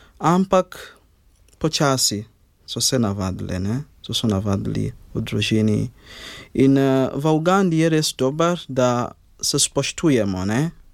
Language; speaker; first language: Slovenian; non-native, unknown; Ganda